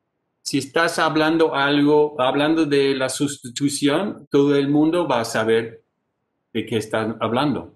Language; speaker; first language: Spanish; non-native, fluent; English